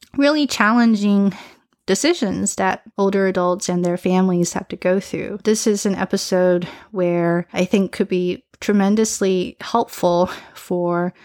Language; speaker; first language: English; early bilingual, other home language; Chinese